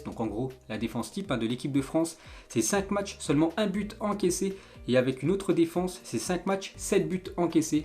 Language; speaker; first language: French; native; French